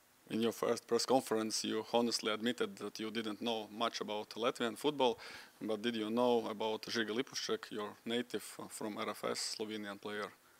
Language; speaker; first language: English; non-native, fluent; Latvian